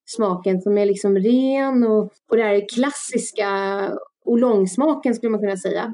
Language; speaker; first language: Swedish; early bilingual, other home language; Russian